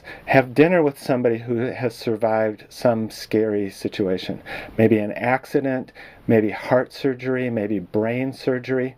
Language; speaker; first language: English; native; English